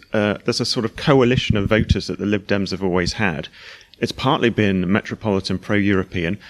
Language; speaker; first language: English; native; English